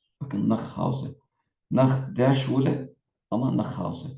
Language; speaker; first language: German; non-native, fluent; Turkish